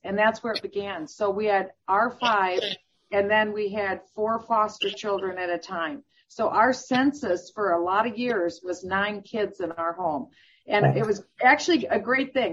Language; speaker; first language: English; native; English